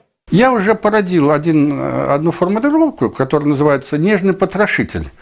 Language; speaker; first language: Russian; native; Russian